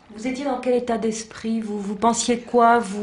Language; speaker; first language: French; native; French